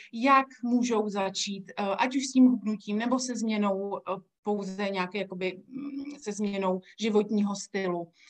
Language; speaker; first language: Czech; native; Czech